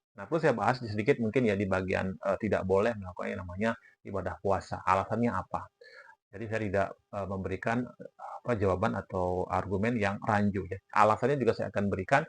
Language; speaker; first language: Indonesian; native; Indonesian